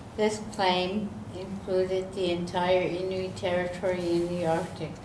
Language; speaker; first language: English; native; English